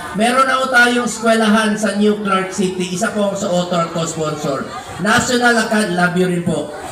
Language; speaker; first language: Filipino; non-native, local second language; Cebuano